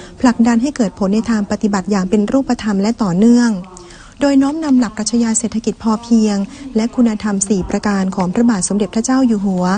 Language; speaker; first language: Thai; native; Thai